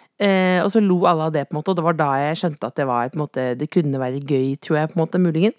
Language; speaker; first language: Norwegian; native; Norwegian